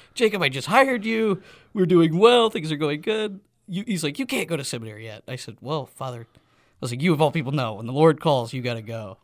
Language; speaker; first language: English; native; English